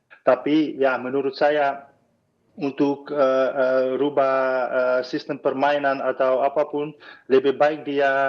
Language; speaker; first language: Indonesian; non-native, fluent; Dutch